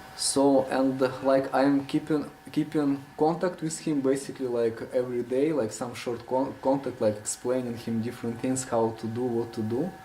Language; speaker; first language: English; non-native, learner; Russian